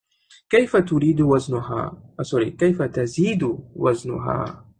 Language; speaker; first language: Arabic; non-native, fluent; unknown